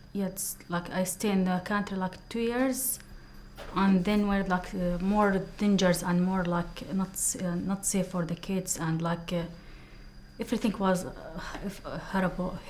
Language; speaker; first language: English; non-native, learner; Arabic